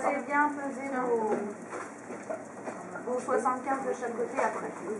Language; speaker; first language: French; native; French